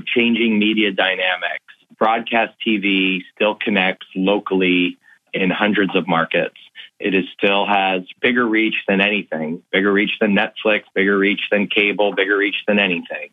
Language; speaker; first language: English; native; English